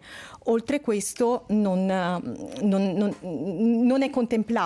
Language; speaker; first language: Italian; native; Italian